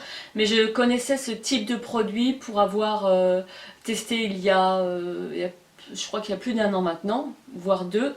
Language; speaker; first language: French; native; French